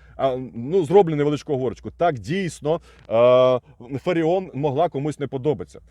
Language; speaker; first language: Ukrainian; non-native, local second language; Russian